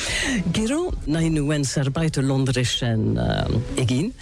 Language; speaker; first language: Basque; non-native, learner; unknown